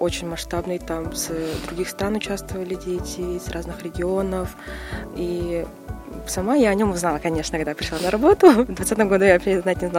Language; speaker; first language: Russian; non-native, local second language; Yakut